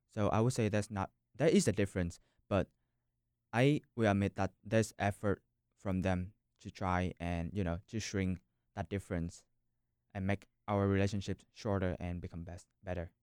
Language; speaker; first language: English; non-native, fluent; Vietnamese